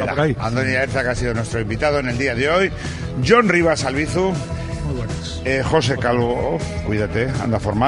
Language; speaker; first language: Spanish; native; Spanish